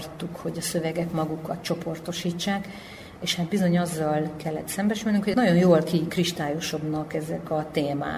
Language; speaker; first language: Hungarian; native; Hungarian